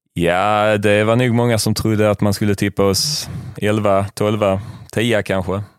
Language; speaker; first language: Swedish; native; Swedish